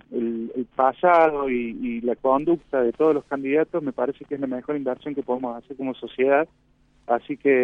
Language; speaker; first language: Spanish; native; Spanish